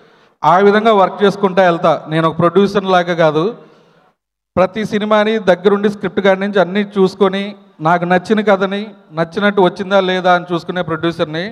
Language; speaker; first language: Telugu; native; Telugu